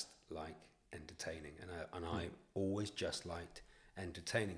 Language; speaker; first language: English; native; English